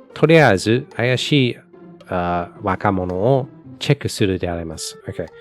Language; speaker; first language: Japanese; non-native, learner; English